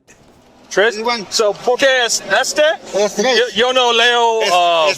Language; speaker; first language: Spanish; non-native, learner; English